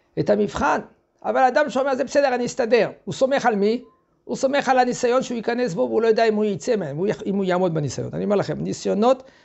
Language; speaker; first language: Hebrew; non-native, fluent; French